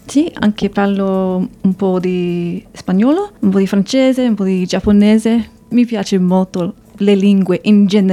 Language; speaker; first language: Italian; non-native, fluent; English